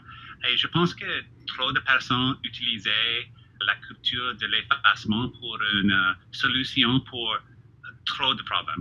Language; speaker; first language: French; non-native, fluent; English